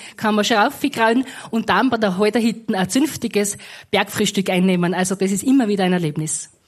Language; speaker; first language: German; native; German